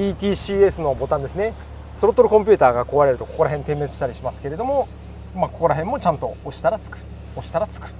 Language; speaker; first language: Japanese; native; Japanese